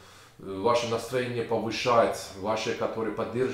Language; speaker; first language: Russian; non-native, learner; Turkish